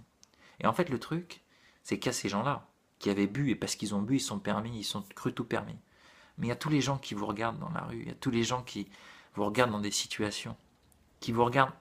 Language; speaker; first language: French; native; French